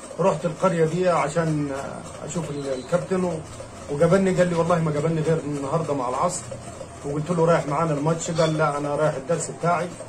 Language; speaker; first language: Egyptian Arabic; native; Egyptian Arabic